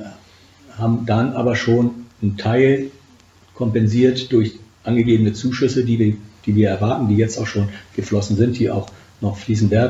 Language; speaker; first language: German; native; German